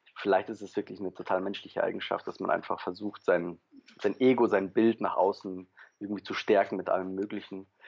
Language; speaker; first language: German; early bilingual, other home language; Polish